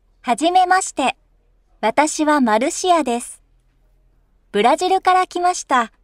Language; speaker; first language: Japanese; non-native, fluent; Chinese